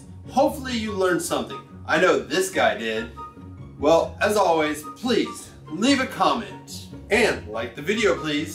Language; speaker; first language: English; native; English